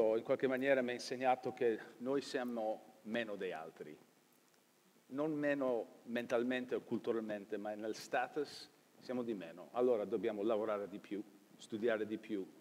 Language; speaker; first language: Italian; early bilingual, heritage; Italian